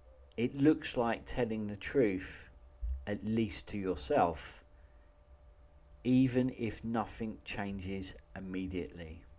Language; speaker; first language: English; native; English